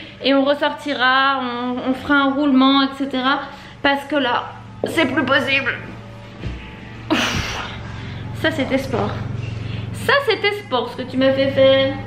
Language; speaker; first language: French; native; French